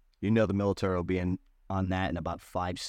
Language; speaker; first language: English; native; English